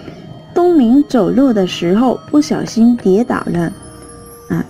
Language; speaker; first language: Chinese; non-native, fluent; Vietnamese